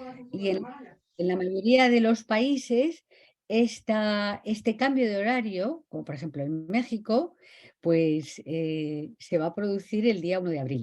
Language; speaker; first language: Spanish; native; Spanish